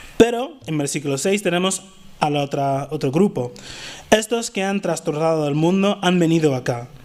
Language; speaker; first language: Spanish; non-native, fluent; English